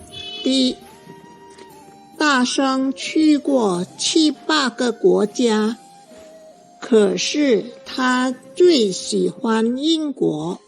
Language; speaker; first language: Chinese; non-native, fluent; Indonesian